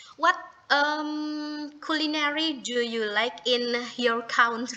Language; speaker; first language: English; non-native, learner; Javanese